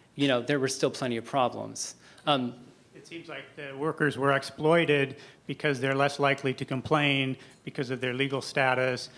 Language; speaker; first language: English; native; English